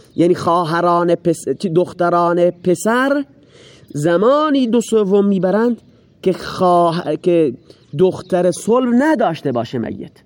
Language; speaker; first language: Persian; non-native, local second language; Baluchi